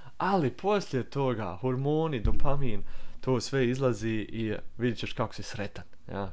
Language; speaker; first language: Croatian; early bilingual, heritage; Croatian